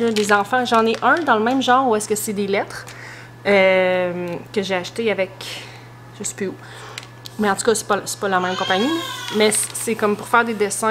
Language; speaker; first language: French; native; French